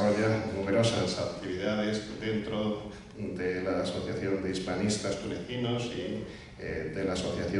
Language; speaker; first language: Spanish; native; Spanish